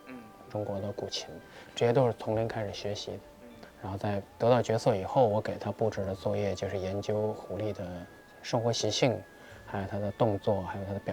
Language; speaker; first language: Chinese; native; Chinese